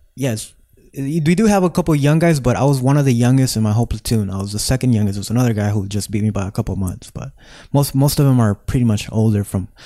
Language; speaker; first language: English; native; English